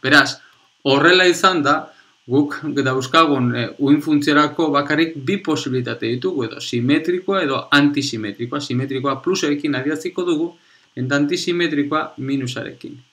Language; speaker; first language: Basque; non-native, local second language; Spanish